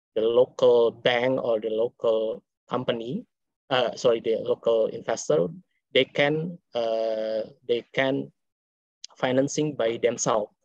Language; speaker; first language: English; non-native, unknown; Indonesian